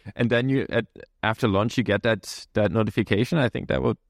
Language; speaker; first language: English; non-native, fluent; German